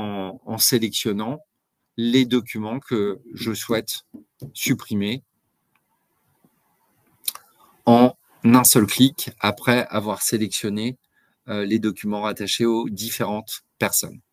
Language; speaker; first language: French; native; French